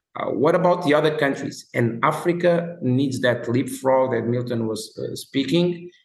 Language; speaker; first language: English; non-native, fluent; Portuguese